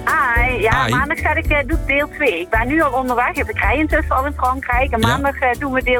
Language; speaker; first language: Dutch; native; Dutch